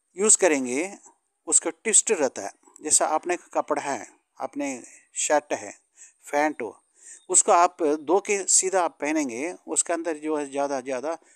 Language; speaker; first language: Hindi; non-native, local second language; Tamil